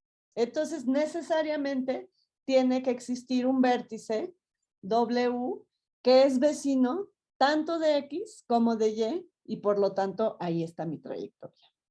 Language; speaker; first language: Spanish; native; Spanish